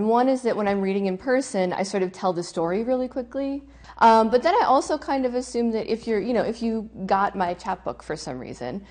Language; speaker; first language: English; native; English